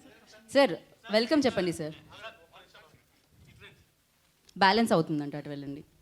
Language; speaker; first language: Telugu; native; Telugu